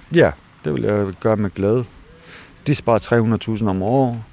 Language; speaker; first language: Danish; early bilingual, other home language; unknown